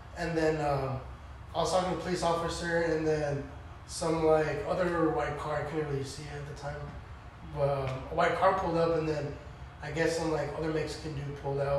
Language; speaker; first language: English; native; English